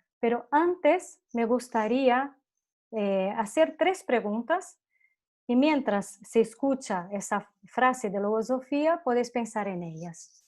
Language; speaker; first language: Spanish; non-native, fluent; Portuguese